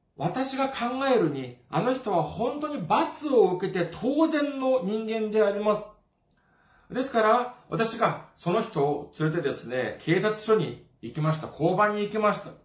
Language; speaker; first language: Japanese; non-native, fluent; Korean